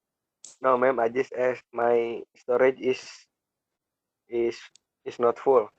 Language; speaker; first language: English; non-native, learner; Indonesian